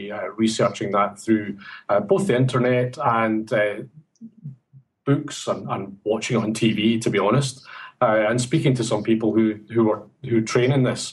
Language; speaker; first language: English; native; English